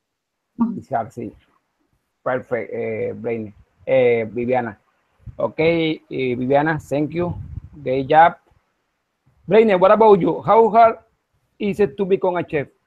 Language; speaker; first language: English; non-native, learner; Spanish